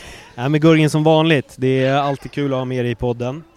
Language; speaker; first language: Swedish; native; Swedish